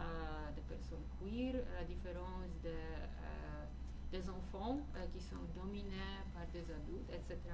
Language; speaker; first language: French; non-native, fluent; Polish